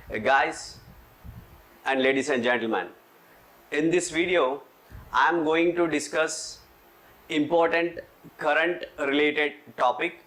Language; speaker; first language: English; non-native, local second language; Telugu